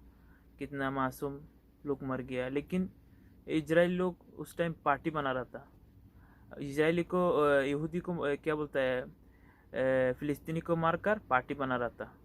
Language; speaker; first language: Hindi; non-native, local second language; Bangla